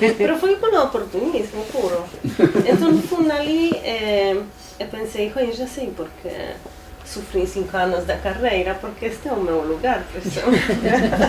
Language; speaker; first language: Galician; non-native, fluent; Polish